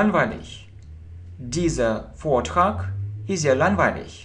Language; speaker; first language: German; non-native, fluent; Russian